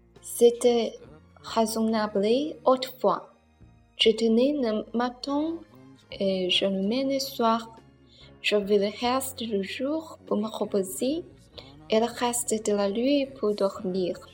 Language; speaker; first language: French; non-native, learner; Chinese